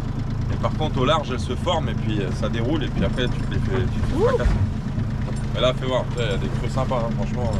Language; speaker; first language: French; native; French